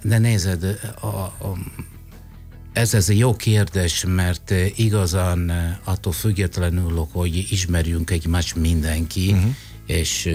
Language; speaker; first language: Hungarian; non-native, fluent; Italian